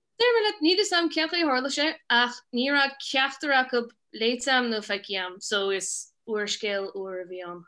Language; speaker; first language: Irish; native; Irish